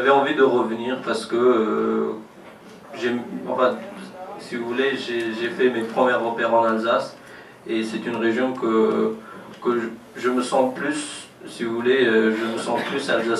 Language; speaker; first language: French; non-native, fluent; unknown